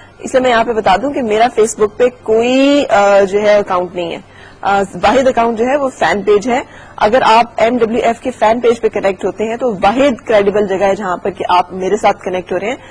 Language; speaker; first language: Urdu; native; Urdu